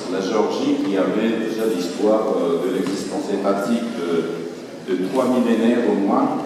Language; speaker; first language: French; non-native, fluent; Georgian